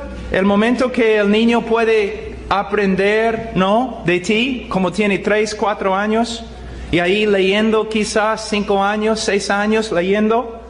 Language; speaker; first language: Spanish; non-native, fluent; English